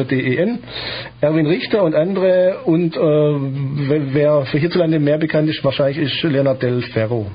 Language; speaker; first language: German; native; German